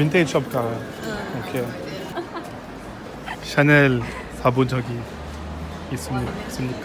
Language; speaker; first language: Korean; non-native, learner; French